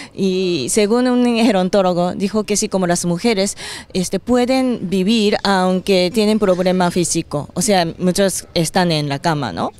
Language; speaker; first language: Spanish; non-native, fluent; Japanese